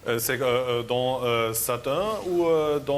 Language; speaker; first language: French; non-native, learner; German